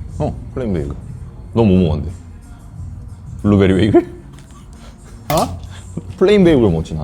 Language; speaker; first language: Korean; native; Korean